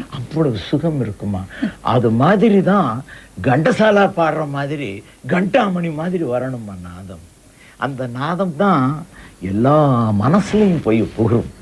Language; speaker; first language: Tamil; non-native, local second language; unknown